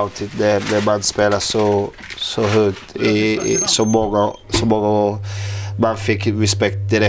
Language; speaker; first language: Swedish; non-native, learner; English